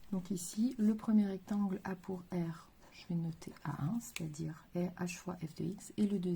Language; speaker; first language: French; native; French